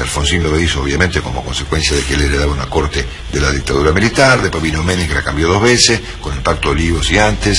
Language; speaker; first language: Spanish; native; Spanish